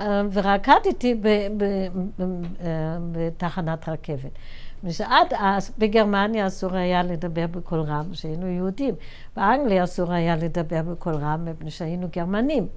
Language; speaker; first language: Hebrew; non-native, fluent; German